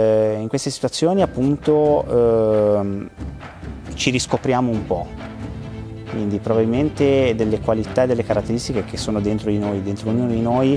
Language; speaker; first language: Italian; native; Italian